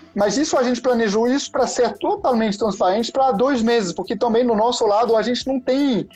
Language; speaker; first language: Portuguese; non-native, fluent; French